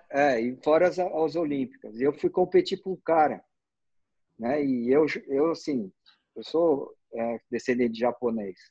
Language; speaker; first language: Portuguese; native; Portuguese